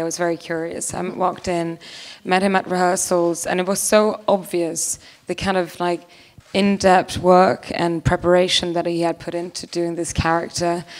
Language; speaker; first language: English; non-native, fluent; Swedish